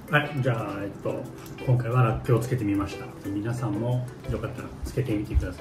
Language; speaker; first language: Japanese; native; Japanese